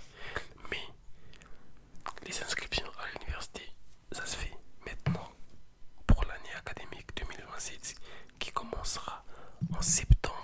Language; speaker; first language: French; non-native, learner; Russian